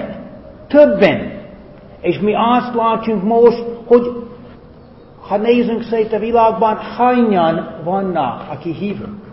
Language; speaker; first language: Hungarian; non-native, fluent; English